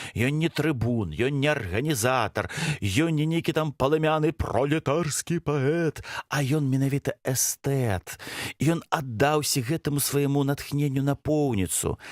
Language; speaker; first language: Belarusian; non-native, local second language; Russian